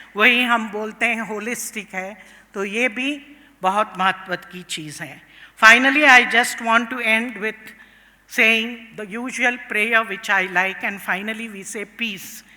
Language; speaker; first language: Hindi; non-native, local second language; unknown